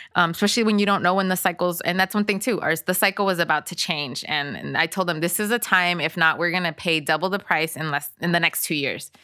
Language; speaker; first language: English; early bilingual, other home language; Spanish